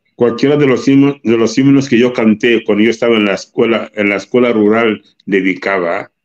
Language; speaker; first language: Spanish; non-native, local second language; Fang